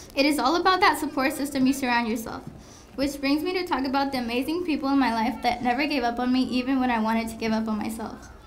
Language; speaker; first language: English; early bilingual, other home language; Spanish